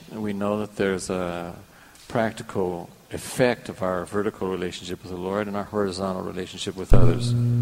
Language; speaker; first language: English; non-native, fluent; Portuguese